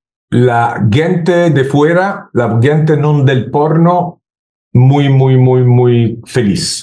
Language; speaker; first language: Spanish; non-native, learner; Italian